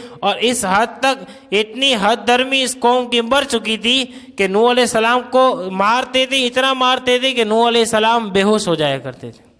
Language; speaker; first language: Urdu; non-native, local second language; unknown